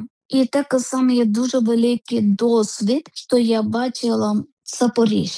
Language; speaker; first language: Ukrainian; non-native, learner; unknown